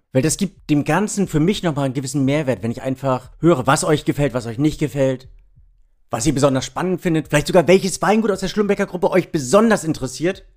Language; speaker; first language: German; native; German